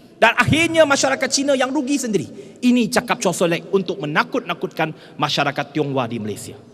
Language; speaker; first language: Malay; non-native, local second language; Chinese